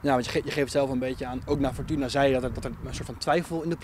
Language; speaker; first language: Dutch; native; Dutch